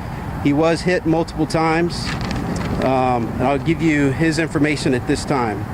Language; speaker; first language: English; native; English